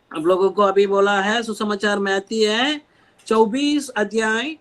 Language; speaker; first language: Hindi; non-native, local second language; Telugu